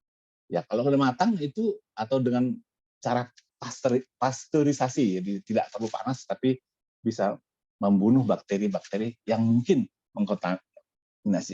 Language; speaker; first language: Malay; native; Malay